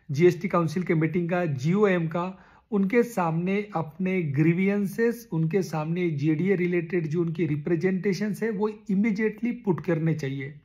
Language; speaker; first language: Hindi; non-native, local second language; Marathi